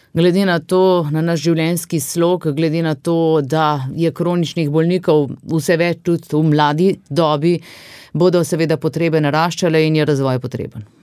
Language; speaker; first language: Slovenian; native; Slovenian